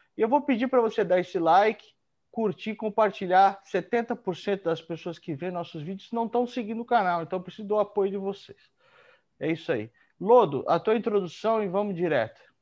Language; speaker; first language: Portuguese; native; Portuguese